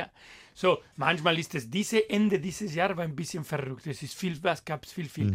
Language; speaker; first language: German; non-native, fluent; Spanish